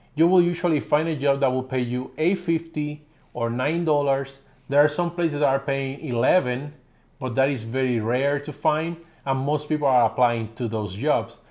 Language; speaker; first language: English; non-native, fluent; Spanish